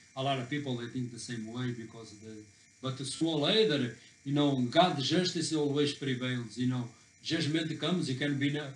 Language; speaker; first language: English; non-native, fluent; Portuguese